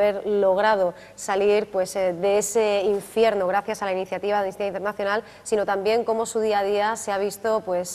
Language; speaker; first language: Spanish; native; Spanish